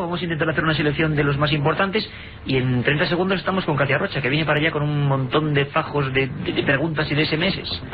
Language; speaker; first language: Spanish; native; Spanish